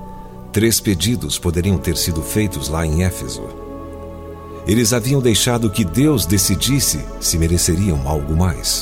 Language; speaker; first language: Portuguese; native; Portuguese